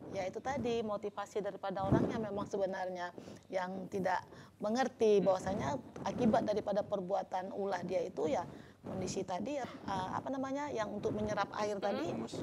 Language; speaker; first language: Indonesian; native; Indonesian